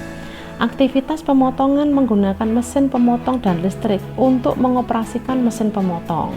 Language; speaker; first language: Indonesian; native; Indonesian